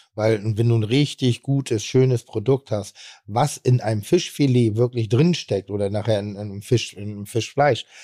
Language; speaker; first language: English; non-native, fluent; German